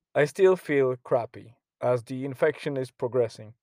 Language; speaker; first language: English; non-native, fluent; Polish